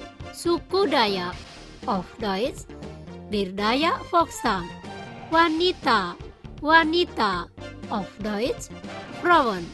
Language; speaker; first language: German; non-native, fluent; Indonesian